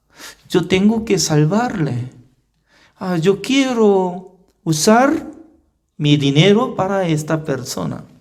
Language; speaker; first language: Spanish; non-native, fluent; Korean